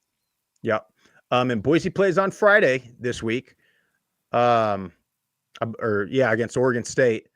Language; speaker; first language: English; native; English